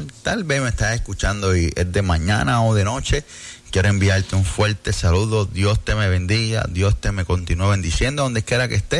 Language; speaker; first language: Spanish; native; Spanish